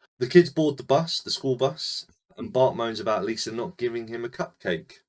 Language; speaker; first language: English; native; English